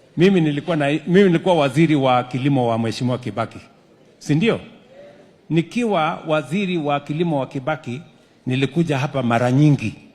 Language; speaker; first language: Swahili; non-native, local second language; Kalenjin